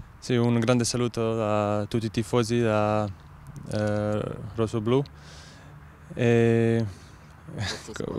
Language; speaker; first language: Italian; non-native, learner; Croatian